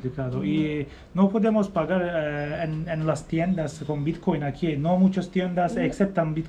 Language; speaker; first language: Spanish; non-native, learner; Turkish